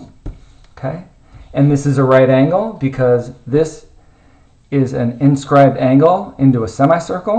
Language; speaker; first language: English; native; English